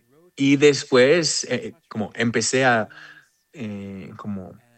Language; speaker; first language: Spanish; non-native, fluent; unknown